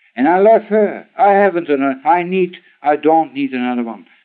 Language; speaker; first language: English; non-native, learner; Dutch